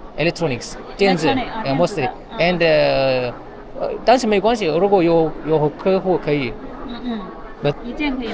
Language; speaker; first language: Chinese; non-native, learner; Amharic